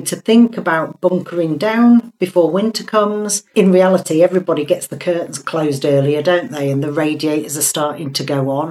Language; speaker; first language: English; native; English